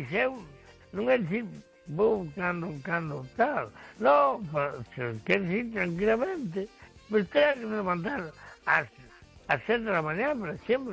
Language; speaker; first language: Spanish; non-native, local second language; Galician